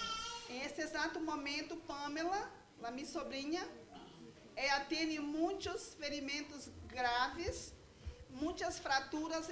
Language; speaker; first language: Spanish; non-native, learner; Portuguese